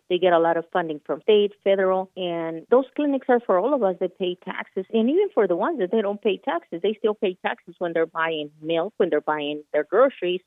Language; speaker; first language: English; non-native, fluent; Spanish